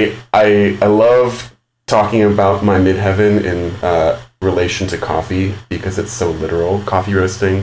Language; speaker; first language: English; native; English